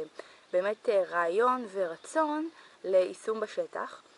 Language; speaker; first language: Hebrew; native; Hebrew